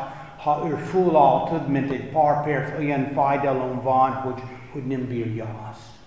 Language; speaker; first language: Hungarian; non-native, fluent; English